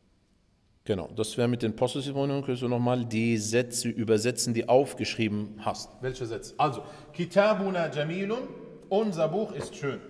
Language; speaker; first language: German; early bilingual, other home language; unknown